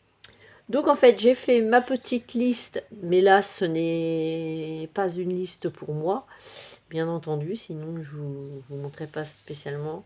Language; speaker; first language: French; native; French